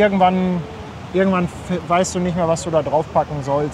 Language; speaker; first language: German; native; German